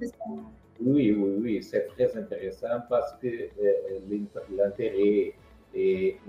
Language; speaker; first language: French; non-native, fluent; Portuguese